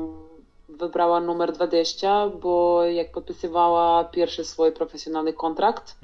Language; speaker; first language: Polish; non-native, fluent; Serbian